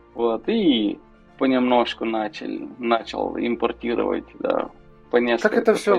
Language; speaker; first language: Russian; non-native, local second language; Romanian